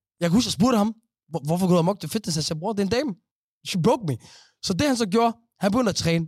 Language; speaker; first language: Danish; early bilingual, other home language; Somali